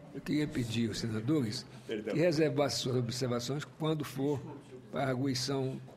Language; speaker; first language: Portuguese; native; Portuguese